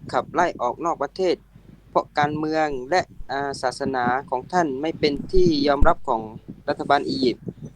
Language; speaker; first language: Thai; non-native, local second language; Pattani Malay